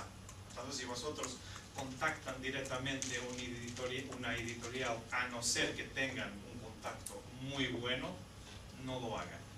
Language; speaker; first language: Spanish; non-native, fluent; Portuguese